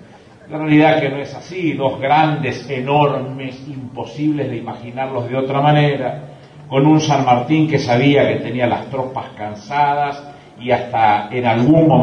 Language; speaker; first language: Spanish; native; Spanish